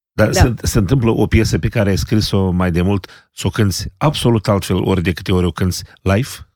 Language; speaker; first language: Romanian; native; Romanian